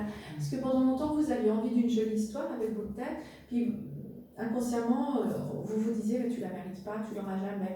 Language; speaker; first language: French; native; French